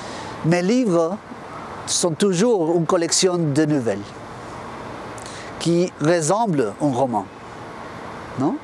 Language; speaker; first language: French; non-native, fluent; Spanish